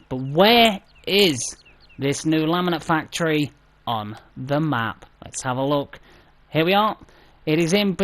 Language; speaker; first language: English; native; English